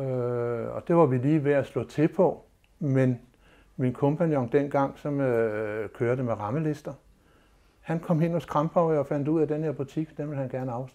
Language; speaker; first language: Danish; native; Danish